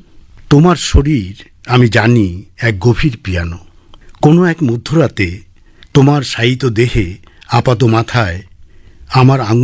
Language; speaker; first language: Bangla; native; Bangla